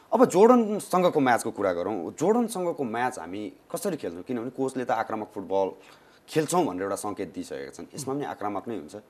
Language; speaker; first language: Nepali; native; Nepali